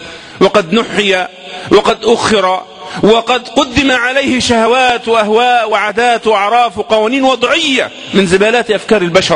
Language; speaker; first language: Arabic; native; Arabic